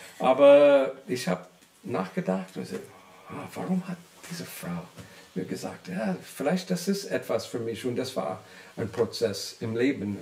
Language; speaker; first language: German; non-native, learner; English